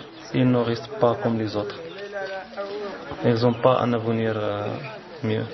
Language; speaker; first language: French; non-native, learner; Arabic